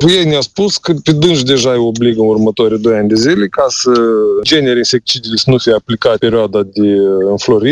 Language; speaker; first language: Romanian; native; Romanian